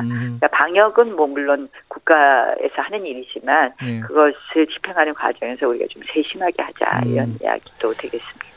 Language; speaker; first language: Korean; native; Korean